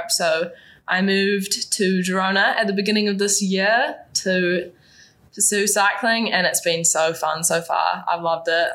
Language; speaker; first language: English; native; English